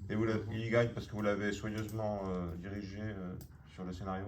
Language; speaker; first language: French; native; French